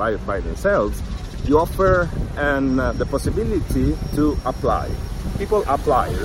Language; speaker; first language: English; non-native, fluent; Italian